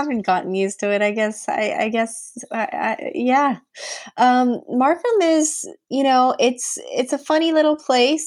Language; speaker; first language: English; non-native, fluent; Punjabi